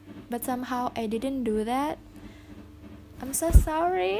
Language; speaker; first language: English; non-native, fluent; Indonesian